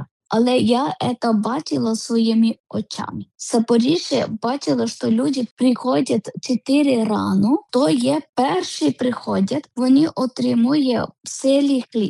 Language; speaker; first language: Ukrainian; non-native, learner; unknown